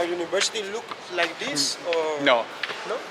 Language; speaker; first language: English; non-native, learner; Spanish